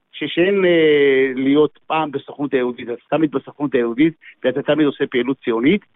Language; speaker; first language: Hebrew; early bilingual, other home language; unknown